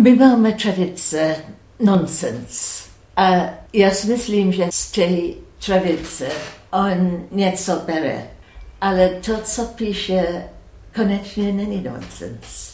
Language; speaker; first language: Czech; non-native, fluent; English